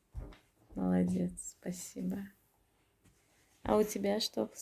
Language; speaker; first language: Russian; non-native, local second language; Tajik